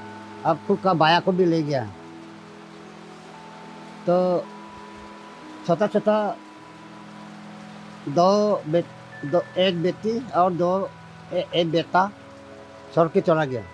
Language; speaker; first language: Hindi; non-native, local second language; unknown